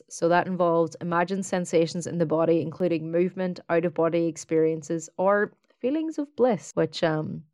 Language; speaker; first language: English; native; English